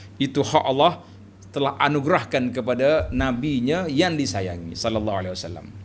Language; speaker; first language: Malay; native; Malay